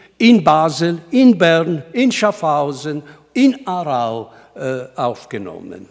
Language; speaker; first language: German; non-native, fluent; Italian